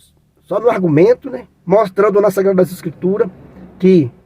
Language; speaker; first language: Portuguese; native; Portuguese